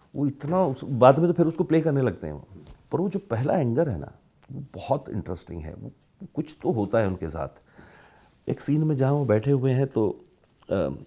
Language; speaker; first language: Hindi; native; Hindi